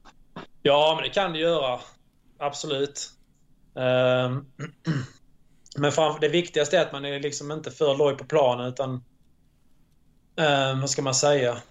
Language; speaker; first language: Swedish; native; Swedish